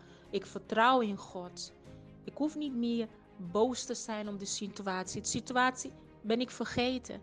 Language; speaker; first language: Dutch; non-native, fluent; Portuguese